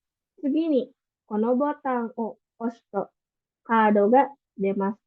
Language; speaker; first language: Japanese; non-native, fluent; Indonesian